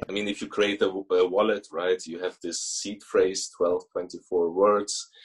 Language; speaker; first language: English; early bilingual, other home language; Russian